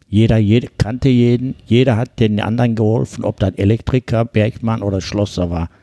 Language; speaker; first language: German; early bilingual, other home language; Turkish